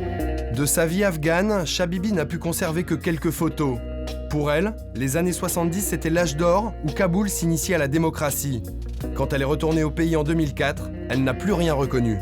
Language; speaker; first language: French; native; French